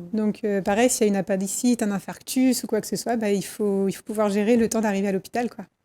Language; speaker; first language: French; native; French